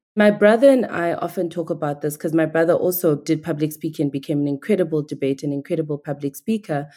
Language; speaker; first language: English; non-native, local second language; Igbo